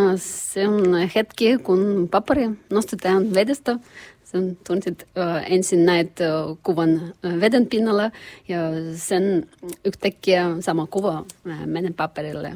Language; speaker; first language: Finnish; non-native, learner; Russian